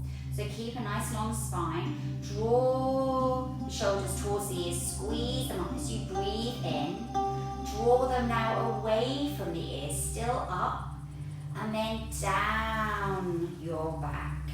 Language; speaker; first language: English; native; English